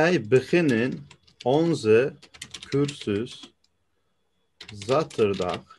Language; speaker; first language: Dutch; non-native, fluent; Turkish